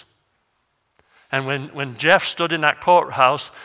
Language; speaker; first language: English; native; English